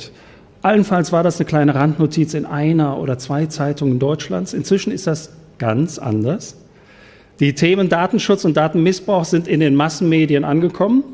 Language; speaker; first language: German; native; German